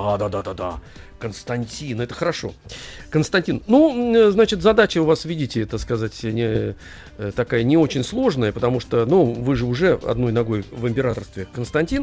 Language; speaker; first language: Russian; native; Russian